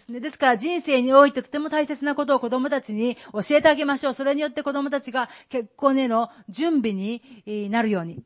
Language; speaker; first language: Japanese; native; Japanese